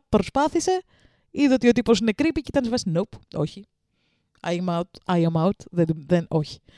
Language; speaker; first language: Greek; early bilingual, other home language; Russian